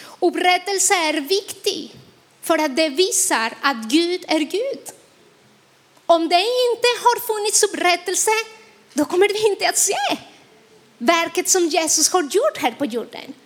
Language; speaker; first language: Swedish; non-native, fluent; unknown